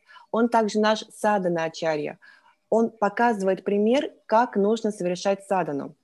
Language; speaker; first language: Russian; native; Russian